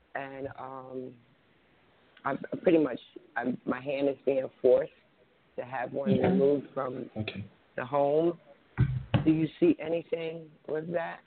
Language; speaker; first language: English; native; English